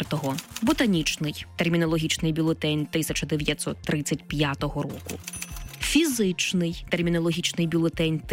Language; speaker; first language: Ukrainian; native; Ukrainian